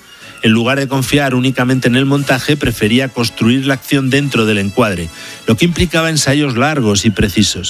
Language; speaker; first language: Spanish; native; Spanish